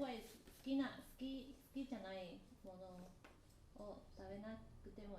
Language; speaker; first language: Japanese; non-native, learner; English